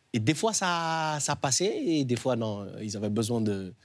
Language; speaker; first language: French; native; French